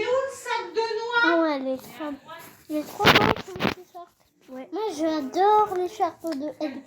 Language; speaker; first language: French; native; French